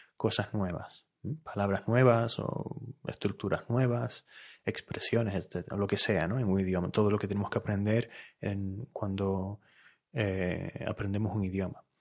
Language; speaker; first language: Spanish; native; Spanish